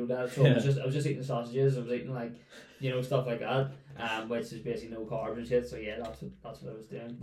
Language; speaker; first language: English; native; English